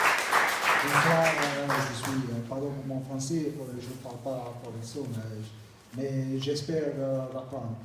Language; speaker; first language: French; non-native, learner; Italian